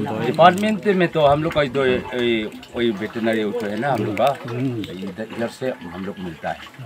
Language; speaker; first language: Hindi; non-native, local second language; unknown